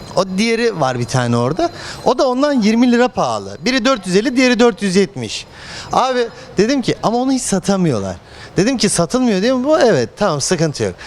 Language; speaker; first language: Turkish; native; Turkish